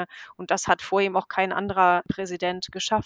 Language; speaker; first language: German; native; German